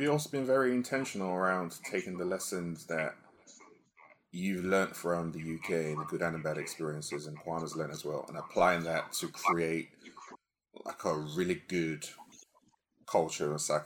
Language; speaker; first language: English; non-native, local second language; Yoruba